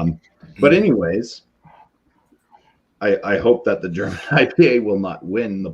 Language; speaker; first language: English; native; English